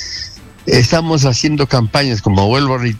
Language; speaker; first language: Spanish; native; Spanish